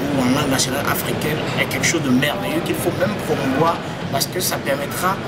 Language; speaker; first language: French; non-native, local second language; Fon